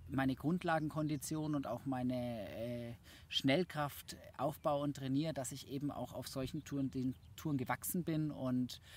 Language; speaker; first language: German; native; German